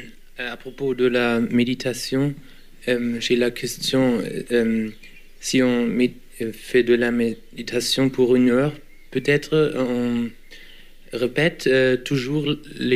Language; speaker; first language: French; non-native, learner; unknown